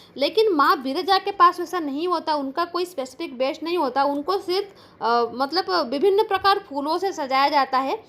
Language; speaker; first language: Hindi; non-native, local second language; Bangla